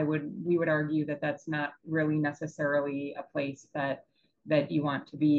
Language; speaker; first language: English; native; English